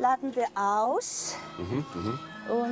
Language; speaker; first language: German; non-native, fluent; Mongolian